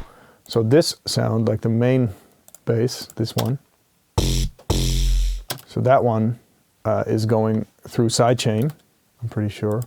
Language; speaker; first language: English; non-native, fluent; Dutch